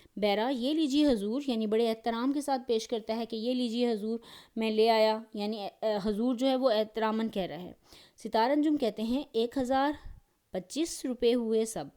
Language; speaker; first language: Urdu; native; Urdu